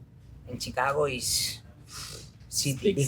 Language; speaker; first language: English; non-native, learner; Spanish